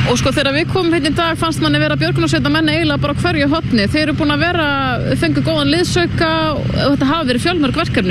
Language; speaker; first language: Icelandic; native; Icelandic